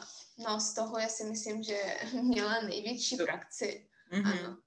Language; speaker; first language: Czech; non-native, fluent; Russian